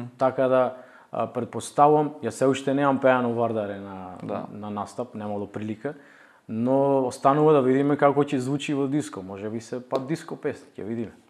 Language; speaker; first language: Macedonian; native; Macedonian